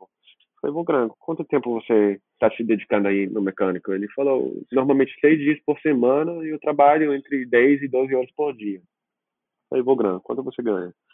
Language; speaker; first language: Portuguese; non-native, fluent; English